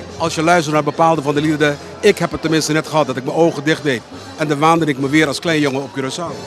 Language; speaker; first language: Dutch; non-native, local second language; Papiamento